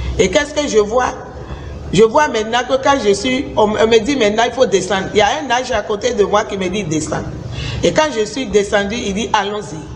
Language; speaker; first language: French; non-native, local second language; Susu